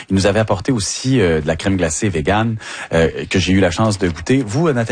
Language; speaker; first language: French; native; French